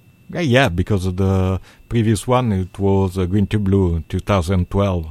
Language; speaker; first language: English; non-native, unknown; Italian